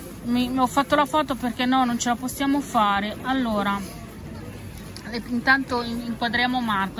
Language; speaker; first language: Italian; native; Italian